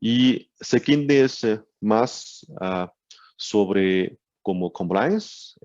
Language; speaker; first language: Spanish; non-native, learner; Chinese